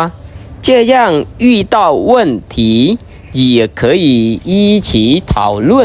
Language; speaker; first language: Chinese; non-native, fluent; Khmer